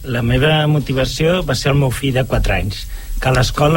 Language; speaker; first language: Catalan; non-native, local second language; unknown